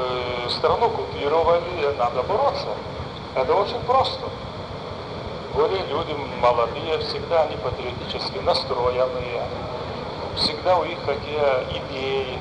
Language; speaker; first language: Russian; non-native, fluent; Lithuanian